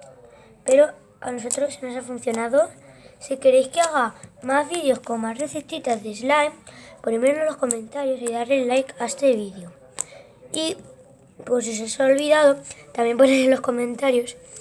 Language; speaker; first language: Spanish; native; Spanish